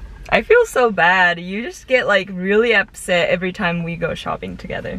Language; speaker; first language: English; non-native, fluent; Japanese